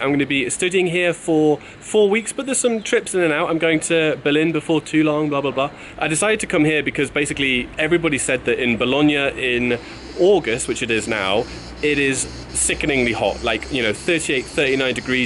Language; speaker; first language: English; native; English